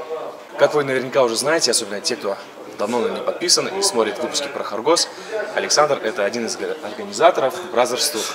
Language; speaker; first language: Russian; native; Russian